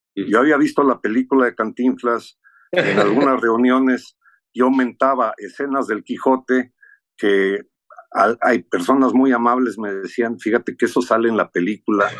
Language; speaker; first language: Spanish; early bilingual, heritage; Spanish